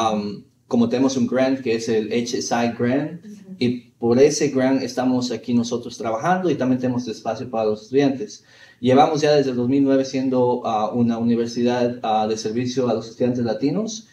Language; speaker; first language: Spanish; early bilingual, heritage; Spanish